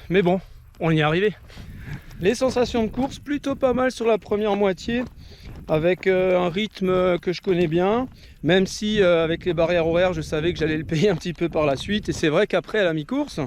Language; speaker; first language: French; native; French